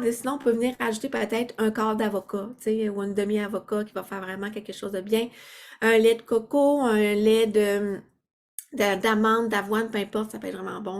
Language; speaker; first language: French; native; French